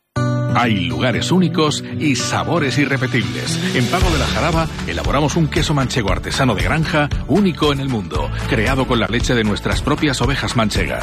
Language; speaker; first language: Spanish; native; Spanish